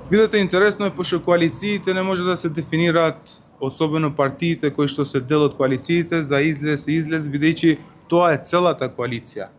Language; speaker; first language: Macedonian; non-native, local second language; Albanian